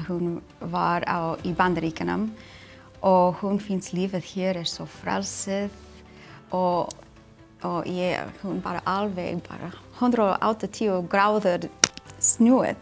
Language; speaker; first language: Icelandic; non-native, learner; English